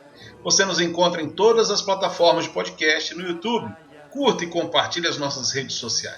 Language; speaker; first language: Portuguese; native; Portuguese